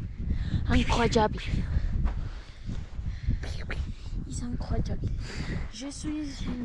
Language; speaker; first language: French; non-native, learner; Spanish